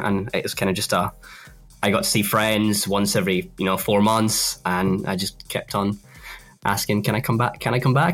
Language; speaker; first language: English; native; English